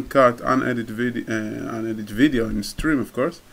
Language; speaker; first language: English; non-native, fluent; Hebrew